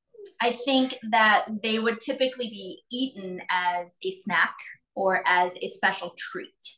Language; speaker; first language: English; native; English